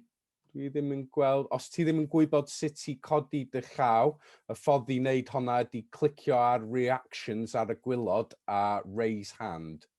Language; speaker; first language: Welsh; non-native, fluent; English